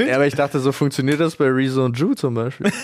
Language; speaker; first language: German; native; German